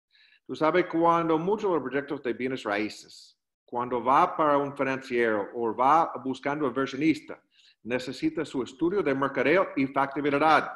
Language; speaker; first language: Spanish; non-native, learner; English